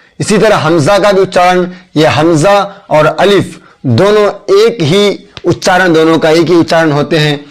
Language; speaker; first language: Hindi; native; Hindi